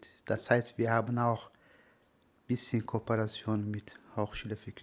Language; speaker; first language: German; non-native, learner; Turkish